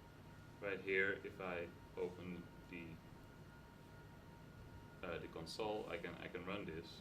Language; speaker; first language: English; non-native, fluent; Dutch